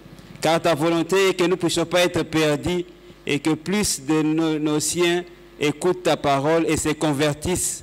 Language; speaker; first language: French; non-native, local second language; Lingala